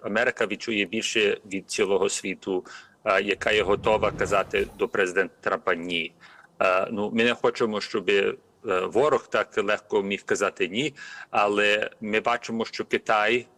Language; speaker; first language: Ukrainian; early bilingual, heritage; Ukrainian